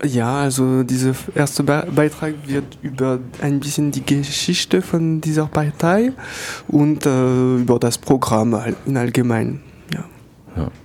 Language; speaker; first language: German; non-native, learner; French